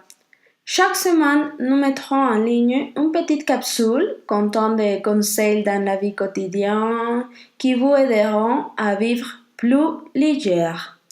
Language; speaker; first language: French; non-native, learner; Spanish